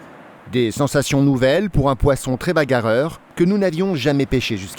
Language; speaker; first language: French; native; French